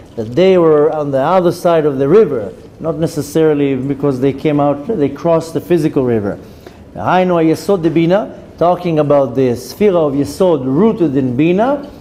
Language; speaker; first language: English; non-native, fluent; Hebrew